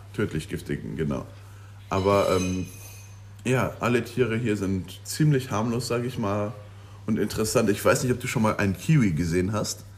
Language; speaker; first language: German; non-native, local second language; Luxembourgish